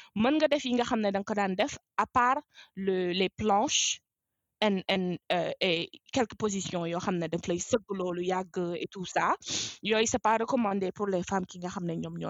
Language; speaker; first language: French; non-native, local second language; Wolof